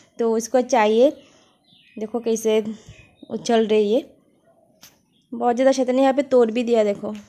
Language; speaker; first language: Hindi; non-native, local second language; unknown